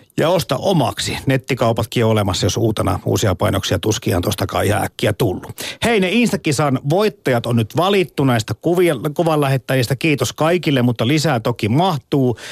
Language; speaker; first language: Finnish; native; Finnish